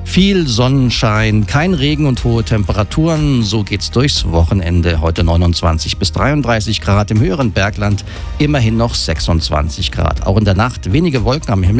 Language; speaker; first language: German; native; German